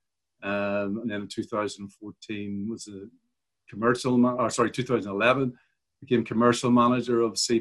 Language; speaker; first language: English; native; English